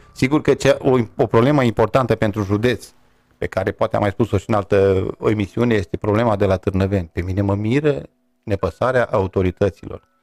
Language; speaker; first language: Romanian; native; Romanian